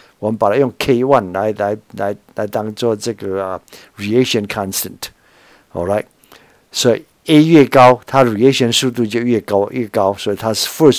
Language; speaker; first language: Chinese; native; Chinese